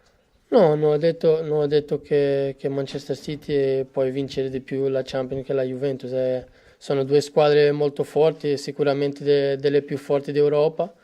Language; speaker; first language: Italian; non-native, fluent; Portuguese